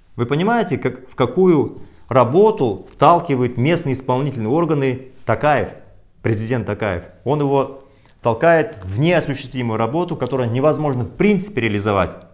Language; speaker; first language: Russian; non-native, local second language; Kazakh